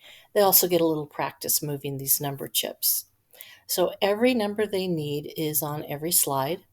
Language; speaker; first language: English; native; English